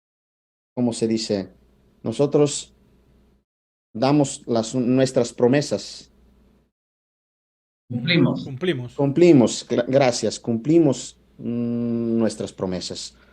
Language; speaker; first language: Spanish; non-native, fluent; Italian